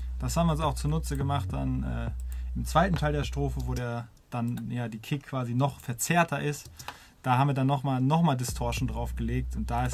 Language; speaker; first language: German; native; German